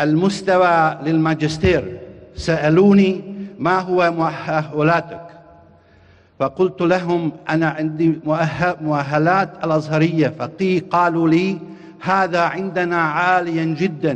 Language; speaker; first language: Arabic; non-native, fluent; Bosnian